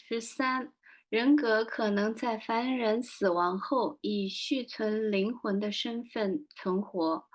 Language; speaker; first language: Chinese; native; Chinese